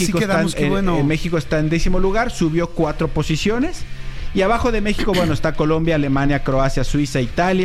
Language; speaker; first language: Spanish; native; Spanish